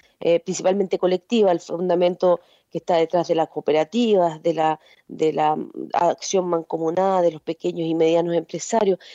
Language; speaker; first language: Spanish; native; Spanish